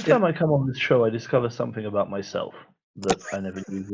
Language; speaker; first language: English; native; English